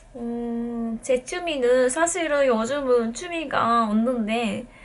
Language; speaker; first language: Korean; non-native, fluent; Japanese